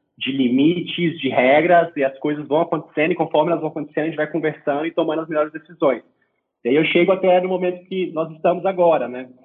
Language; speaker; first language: Portuguese; native; Portuguese